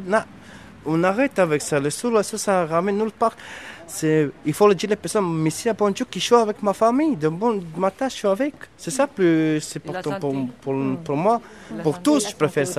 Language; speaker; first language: French; non-native, learner; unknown